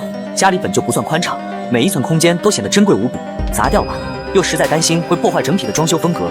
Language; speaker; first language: Chinese; native; Chinese